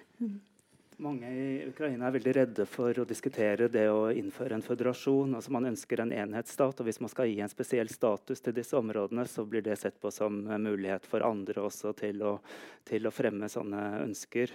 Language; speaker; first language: Norwegian; native; Norwegian